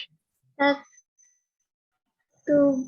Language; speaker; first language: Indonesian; native; Indonesian